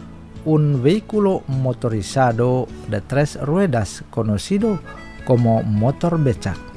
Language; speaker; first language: Spanish; non-native, fluent; Indonesian